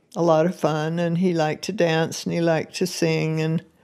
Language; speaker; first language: English; native; English